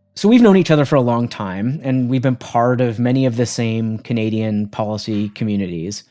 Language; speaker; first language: English; native; English